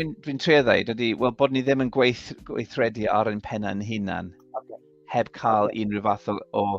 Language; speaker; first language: Welsh; non-native, fluent; English